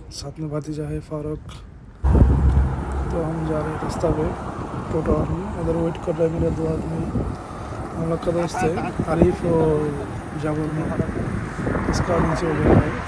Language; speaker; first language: Hindi; non-native, learner; Bangla